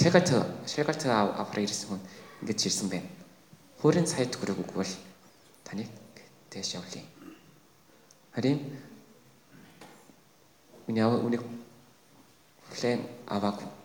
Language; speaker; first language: Mongolian; non-native, fluent; Korean